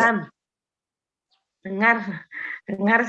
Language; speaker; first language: Indonesian; native; Indonesian